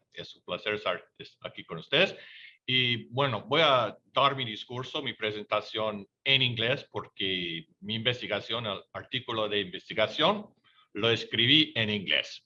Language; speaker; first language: Spanish; non-native, fluent; English